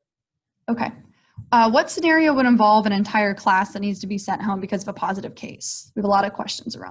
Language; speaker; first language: English; native; English